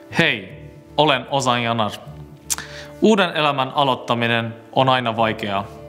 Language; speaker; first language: Finnish; non-native, fluent; Turkish